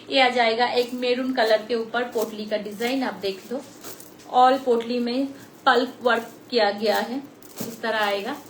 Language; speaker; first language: Hindi; non-native, local second language; Bangla